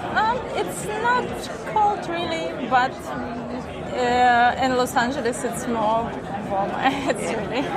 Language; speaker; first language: English; non-native, learner; Russian